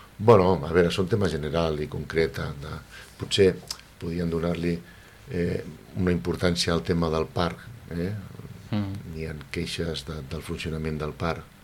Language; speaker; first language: Catalan; non-native, local second language; Spanish